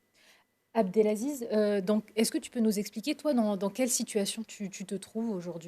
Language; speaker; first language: French; native; French